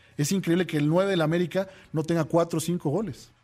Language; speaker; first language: Spanish; native; Spanish